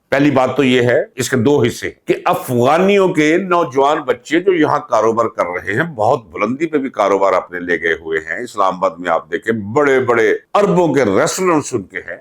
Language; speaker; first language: Urdu; non-native, local second language; Punjabi